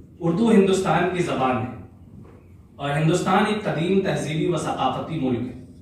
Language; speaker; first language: Urdu; native; Urdu